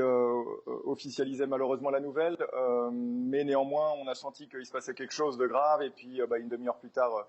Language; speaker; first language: French; native; French